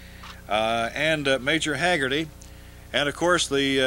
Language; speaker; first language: English; native; English